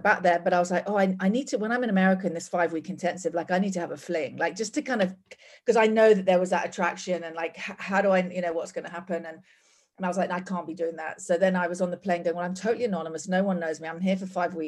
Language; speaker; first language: English; native; English